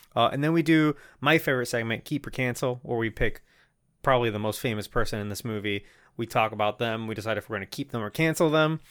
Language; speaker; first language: English; non-native, fluent; Spanish